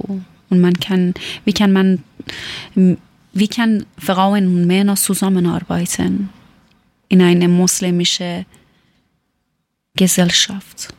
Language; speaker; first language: German; non-native, learner; Persian